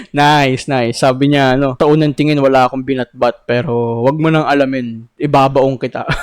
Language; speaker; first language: Filipino; native; Filipino